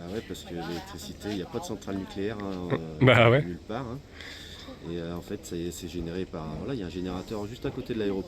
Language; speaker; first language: French; native; French